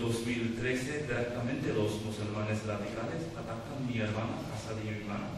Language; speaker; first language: Spanish; non-native, learner; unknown